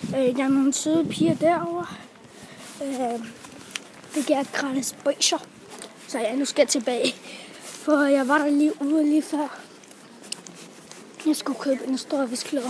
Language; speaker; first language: Danish; early bilingual, other home language; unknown